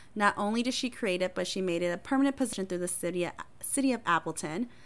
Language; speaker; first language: English; early bilingual, other home language; Hmong